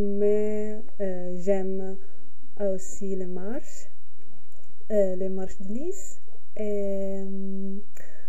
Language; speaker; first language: French; non-native, learner; English